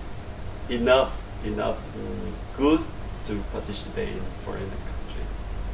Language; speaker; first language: English; non-native, learner; Vietnamese